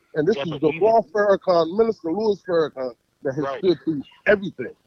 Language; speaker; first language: English; native; English